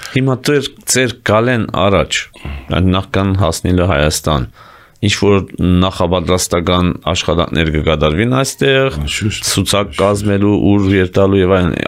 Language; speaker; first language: Armenian; early bilingual, heritage; Armenian